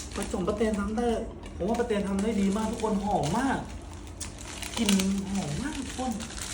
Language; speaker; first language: Thai; non-native, local second language; Northern Khmer